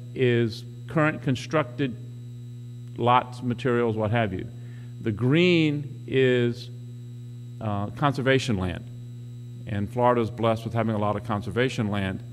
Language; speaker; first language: English; native; English